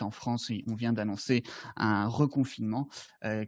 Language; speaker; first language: French; native; French